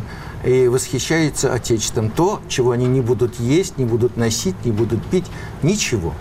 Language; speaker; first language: Russian; native; Russian